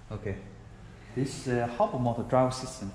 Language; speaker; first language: English; non-native, learner; Chinese